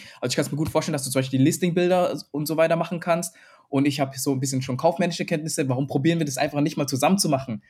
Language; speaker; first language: German; early bilingual, other home language; Vietnamese